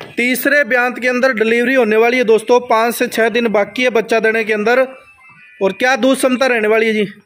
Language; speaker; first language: Hindi; native; Hindi